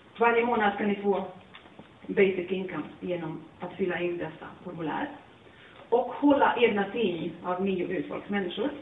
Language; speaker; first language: Swedish; non-native, fluent; Latvian